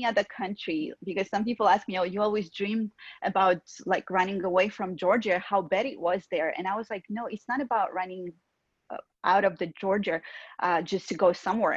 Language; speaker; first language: English; non-native, fluent; Georgian